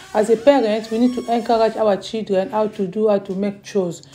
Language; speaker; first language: English; non-native, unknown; Lingala